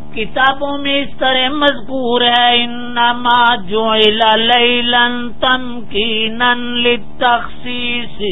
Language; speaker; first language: Urdu; non-native, local second language; Dogri